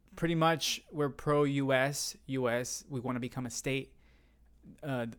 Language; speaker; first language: English; non-native, fluent; Spanish